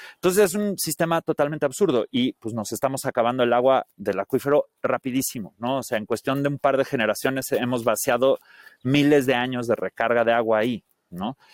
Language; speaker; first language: Spanish; early bilingual, heritage; Spanish